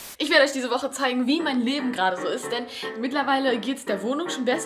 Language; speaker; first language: German; native; German